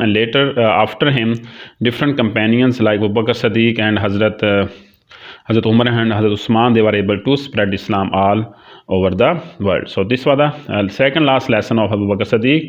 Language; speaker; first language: English; non-native, local second language; Urdu